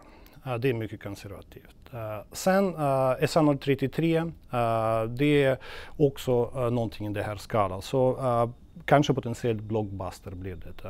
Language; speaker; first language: Swedish; non-native, fluent; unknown